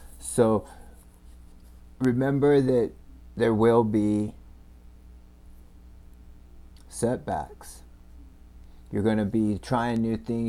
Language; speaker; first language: English; native; English